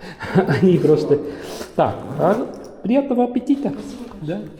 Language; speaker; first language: Russian; non-native, local second language; Estonian